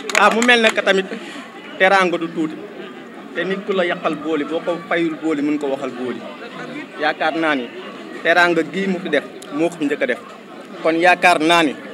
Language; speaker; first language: Wolof; native; Wolof